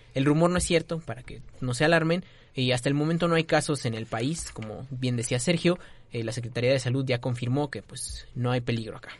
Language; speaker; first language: Spanish; native; Spanish